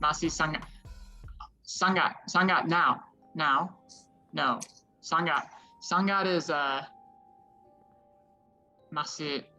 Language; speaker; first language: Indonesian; non-native, learner; English